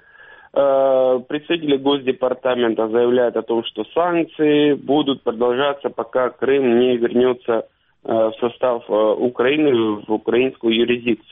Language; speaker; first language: Russian; native; Russian